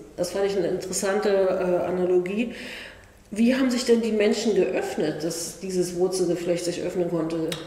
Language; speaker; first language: German; native; German